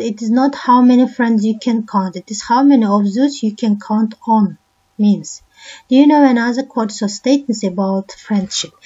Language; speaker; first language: English; non-native, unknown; Kyrgyz